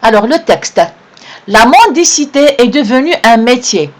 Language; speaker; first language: French; non-native, local second language; Arabic